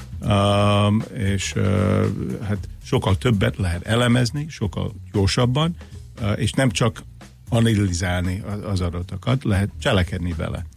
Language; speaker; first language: Hungarian; non-native, fluent; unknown